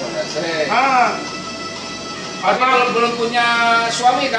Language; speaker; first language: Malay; non-native, local second language; Sundanese